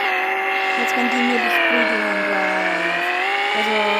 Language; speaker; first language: English; non-native, learner; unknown